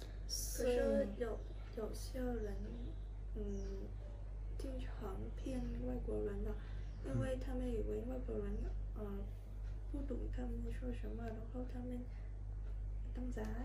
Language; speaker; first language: Chinese; non-native, learner; Vietnamese